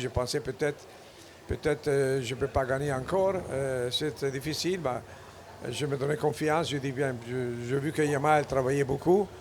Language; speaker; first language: French; non-native, fluent; Italian